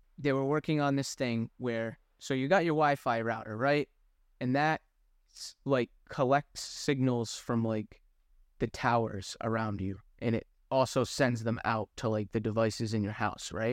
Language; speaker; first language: English; native; English